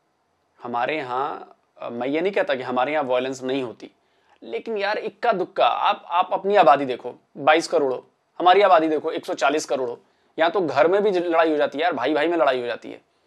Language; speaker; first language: Hindi; native; Hindi